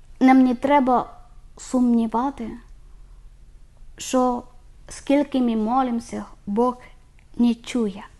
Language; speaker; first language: Ukrainian; non-native, learner; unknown